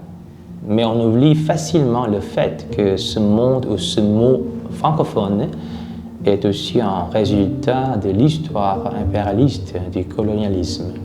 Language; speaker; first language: French; non-native, fluent; Korean